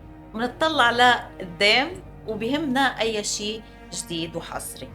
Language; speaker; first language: Arabic; native; Arabic